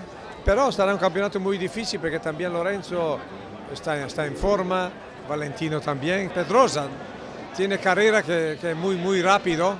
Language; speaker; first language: Spanish; non-native, fluent; Italian